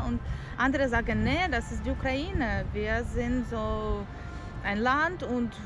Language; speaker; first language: German; non-native, learner; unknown